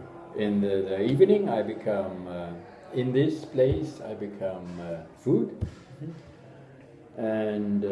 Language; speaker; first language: English; non-native, learner; German